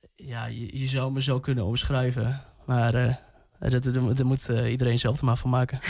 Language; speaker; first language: Dutch; native; Dutch